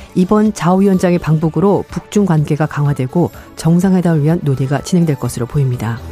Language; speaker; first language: Korean; native; Korean